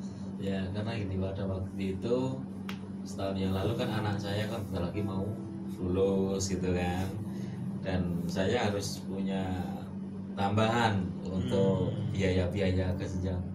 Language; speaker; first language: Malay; non-native, local second language; Javanese